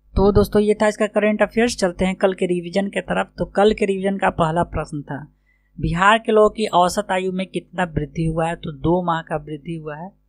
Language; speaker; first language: Hindi; native; Hindi